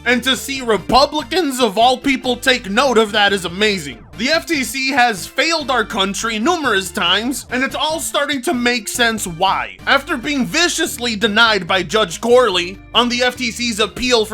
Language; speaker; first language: English; native; English